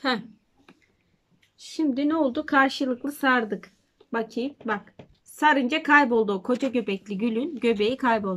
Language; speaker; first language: Turkish; native; Turkish